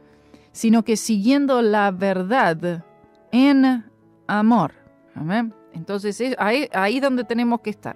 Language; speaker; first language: Spanish; native; Spanish